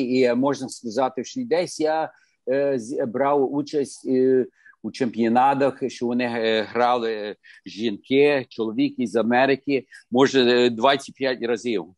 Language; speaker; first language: Ukrainian; early bilingual, heritage; Ukrainian